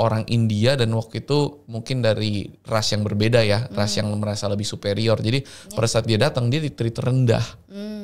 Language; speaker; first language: Indonesian; native; Indonesian